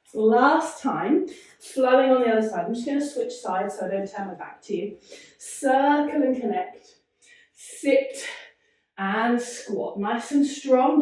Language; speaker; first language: English; native; English